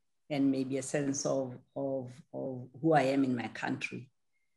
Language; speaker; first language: English; non-native, local second language; Tswana